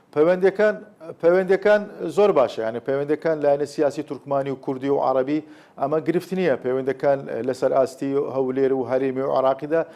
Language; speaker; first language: Central Kurdish; non-native, local second language; Turkish